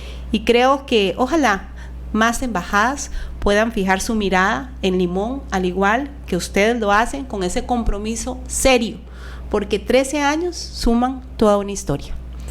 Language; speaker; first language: Spanish; native; Spanish